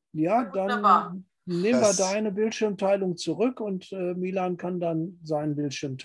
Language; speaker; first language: German; native; German